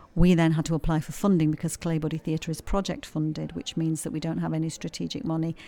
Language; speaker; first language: English; native; English